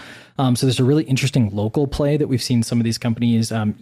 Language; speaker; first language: English; native; English